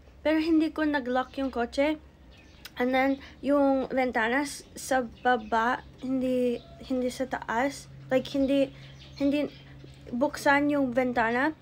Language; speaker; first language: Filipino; early bilingual, heritage; English